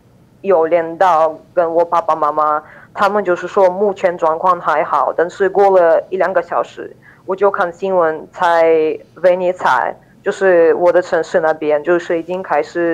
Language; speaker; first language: Chinese; non-native, fluent; Ukrainian